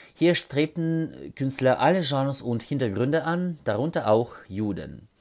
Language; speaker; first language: German; non-native, fluent; Russian